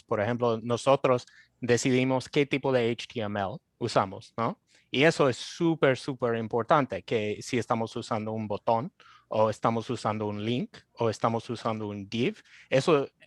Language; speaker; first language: Spanish; non-native, fluent; English